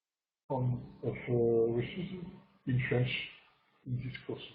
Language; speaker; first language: English; non-native, learner; French